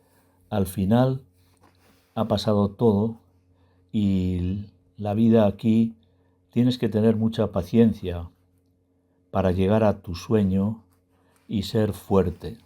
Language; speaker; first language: Spanish; non-native, learner; Berber languages